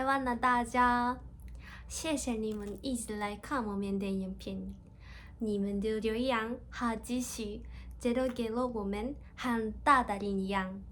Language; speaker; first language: Chinese; non-native, learner; Japanese